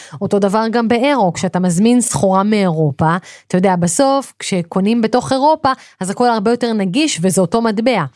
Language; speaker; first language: Hebrew; native; Hebrew